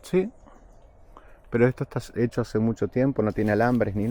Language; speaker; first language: Spanish; native; Spanish